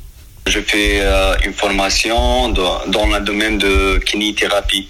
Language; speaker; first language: French; non-native, local second language; Arabic